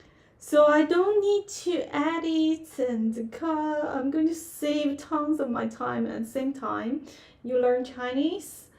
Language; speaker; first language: English; non-native, fluent; Chinese